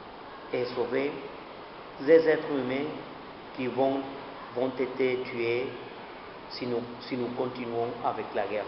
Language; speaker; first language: French; non-native, learner; Spanish